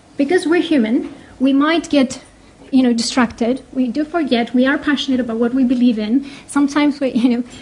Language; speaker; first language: English; non-native, fluent; Greek